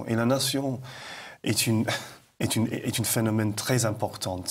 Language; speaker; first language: French; non-native, fluent; English